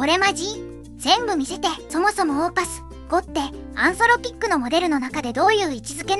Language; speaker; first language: Japanese; native; Japanese